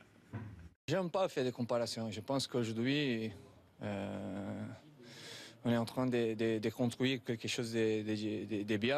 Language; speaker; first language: French; non-native, fluent; Portuguese